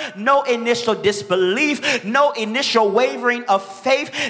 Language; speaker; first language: English; native; English